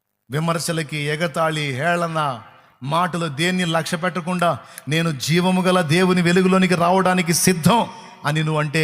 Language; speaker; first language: Telugu; native; Telugu